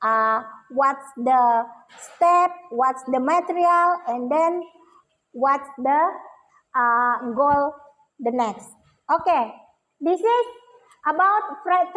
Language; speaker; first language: English; non-native, learner; Indonesian